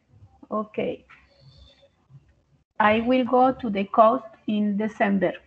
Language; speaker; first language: English; non-native, learner; Spanish